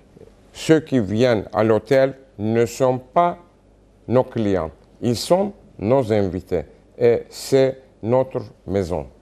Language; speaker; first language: French; non-native, fluent; Turkish